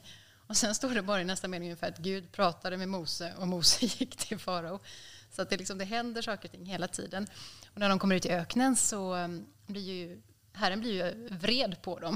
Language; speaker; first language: Swedish; native; Swedish